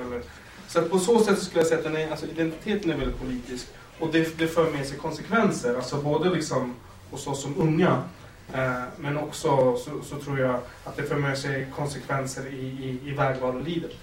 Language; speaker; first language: Swedish; early bilingual, other home language; Kurdish